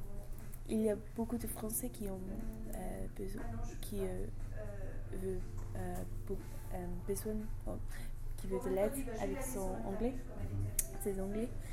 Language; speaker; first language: French; non-native, learner; English